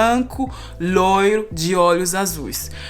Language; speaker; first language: Portuguese; non-native, fluent; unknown